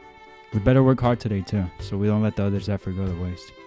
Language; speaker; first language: English; native; English